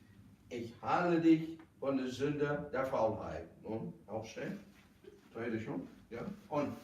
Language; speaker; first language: German; non-native, fluent; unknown